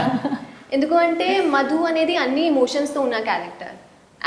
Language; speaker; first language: Telugu; non-native, learner; Hindi